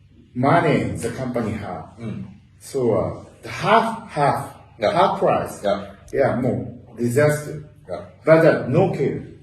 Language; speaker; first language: English; non-native, learner; Japanese